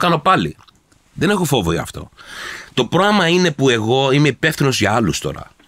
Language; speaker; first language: Greek; early bilingual, heritage; Greek